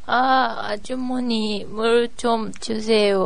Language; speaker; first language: Korean; non-native, learner; Japanese